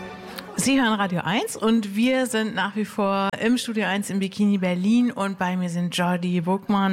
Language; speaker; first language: German; native; German